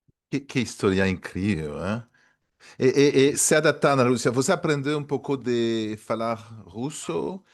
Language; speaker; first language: Portuguese; non-native, fluent; French